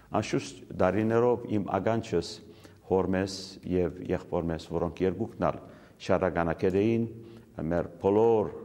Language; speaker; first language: Armenian; early bilingual, heritage; Arabic